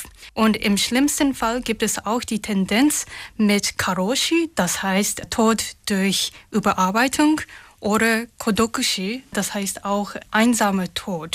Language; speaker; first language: German; non-native, fluent; Japanese